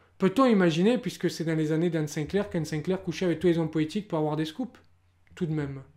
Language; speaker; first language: French; native; French